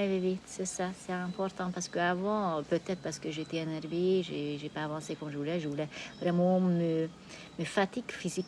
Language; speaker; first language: French; non-native, fluent; Hungarian